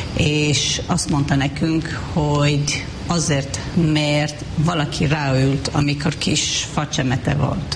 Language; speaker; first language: Hungarian; non-native, fluent; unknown